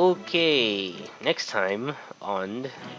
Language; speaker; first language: English; native; English